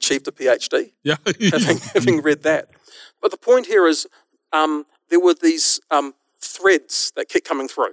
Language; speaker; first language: English; native; English